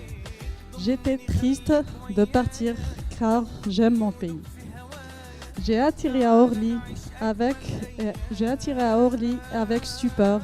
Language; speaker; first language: French; non-native, local second language; Arabic